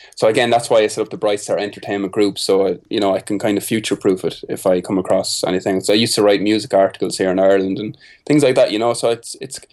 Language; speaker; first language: English; native; English